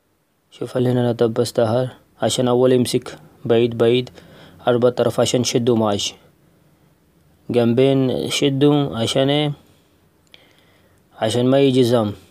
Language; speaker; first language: Arabic; non-native, learner; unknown